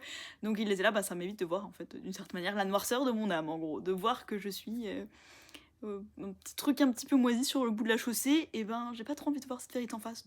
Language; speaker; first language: French; native; French